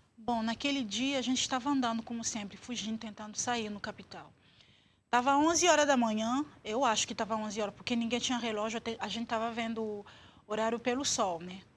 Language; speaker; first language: Portuguese; non-native, fluent; Swahili